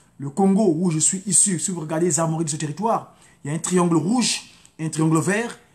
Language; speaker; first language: French; non-native, local second language; Lingala